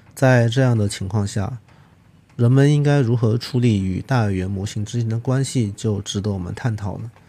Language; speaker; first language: Chinese; non-native, local second language; Cantonese